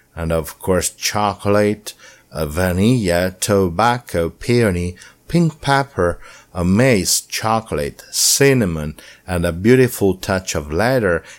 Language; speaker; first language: English; non-native, fluent; Italian